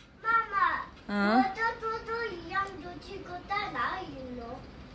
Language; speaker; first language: Chinese; early bilingual, heritage; Chinese